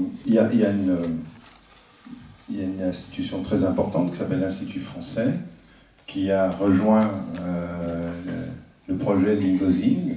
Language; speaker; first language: French; native; French